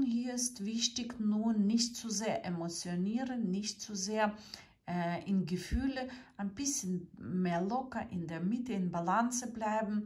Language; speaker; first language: German; non-native, fluent; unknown